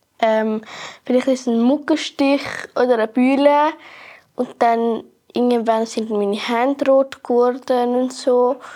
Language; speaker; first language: German; native; German